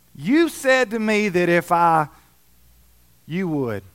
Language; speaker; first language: English; native; English